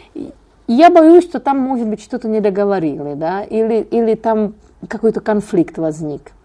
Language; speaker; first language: Russian; non-native, fluent; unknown